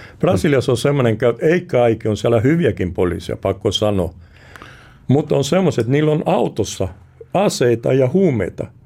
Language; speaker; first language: Finnish; early bilingual, heritage; Finnish